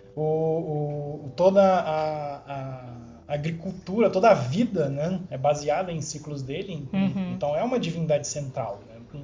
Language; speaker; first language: Portuguese; native; Portuguese